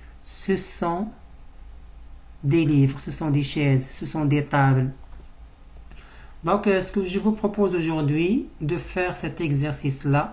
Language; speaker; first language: French; non-native, local second language; Arabic